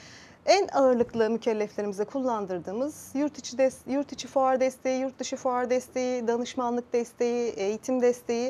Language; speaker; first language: Turkish; native; Turkish